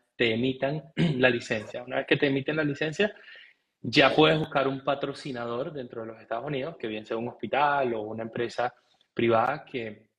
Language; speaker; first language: Spanish; native; Spanish